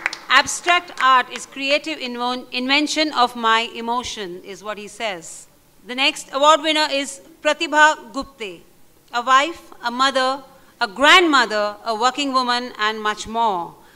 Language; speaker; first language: English; non-native, local second language; Marathi